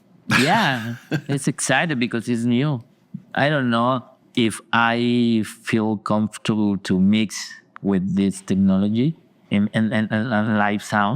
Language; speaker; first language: English; non-native, learner; Spanish